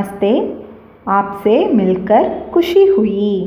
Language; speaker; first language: Hindi; non-native, learner; Tamil